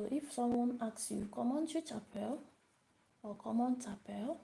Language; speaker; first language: French; non-native, learner; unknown